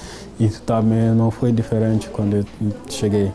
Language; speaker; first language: Portuguese; non-native, fluent; Wolof